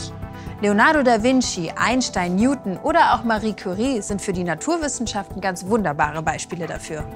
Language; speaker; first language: German; native; German